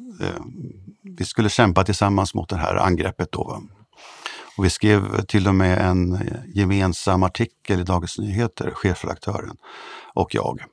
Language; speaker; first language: Swedish; native; Swedish